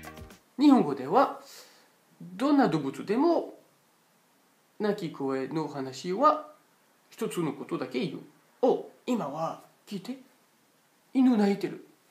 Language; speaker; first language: Japanese; non-native, fluent; French